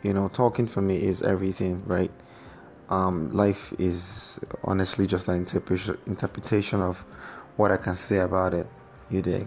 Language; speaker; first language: English; non-native, local second language; Yoruba